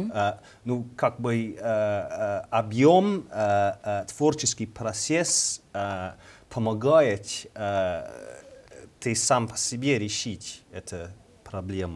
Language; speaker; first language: Russian; non-native, learner; English